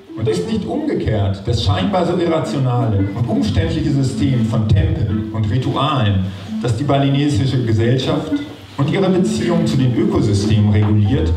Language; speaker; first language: German; native; German